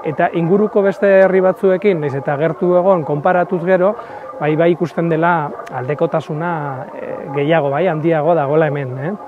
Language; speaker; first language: Basque; non-native, local second language; Spanish